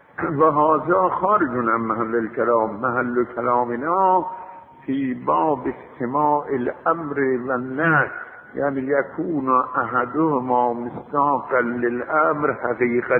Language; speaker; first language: Arabic; non-native, fluent; Azerbaijani